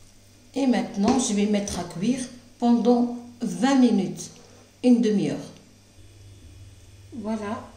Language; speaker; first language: French; non-native, local second language; Arabic